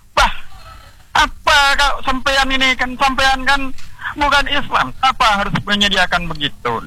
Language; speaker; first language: Indonesian; non-native, local second language; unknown